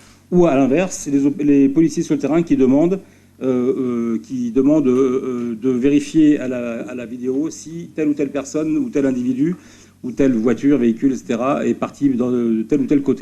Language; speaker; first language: French; native; French